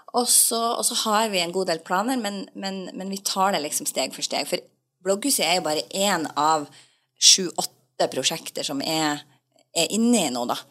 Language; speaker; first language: Norwegian; native; Norwegian